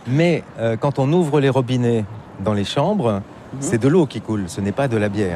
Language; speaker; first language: French; native; French